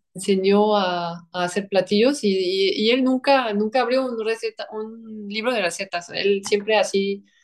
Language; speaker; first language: Spanish; non-native, fluent; French